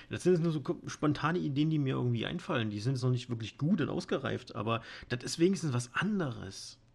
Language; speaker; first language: German; native; German